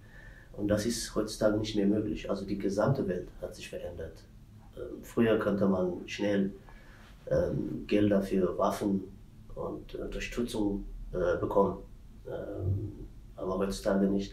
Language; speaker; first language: German; non-native, fluent; Tigrinya